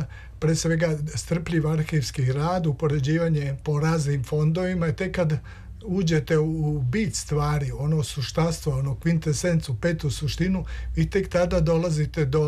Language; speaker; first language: Serbian; native; Serbian